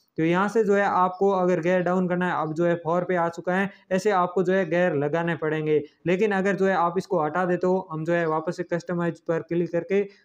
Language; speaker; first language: Hindi; native; Hindi